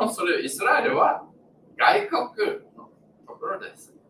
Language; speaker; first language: Japanese; non-native, learner; English